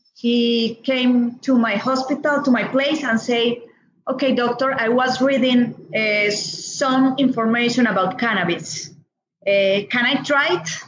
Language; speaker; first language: English; non-native, learner; Spanish